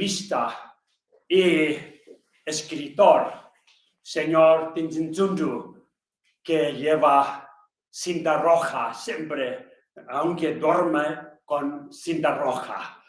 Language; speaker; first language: Spanish; non-native, learner; Tibetan